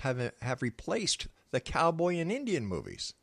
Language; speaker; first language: English; native; English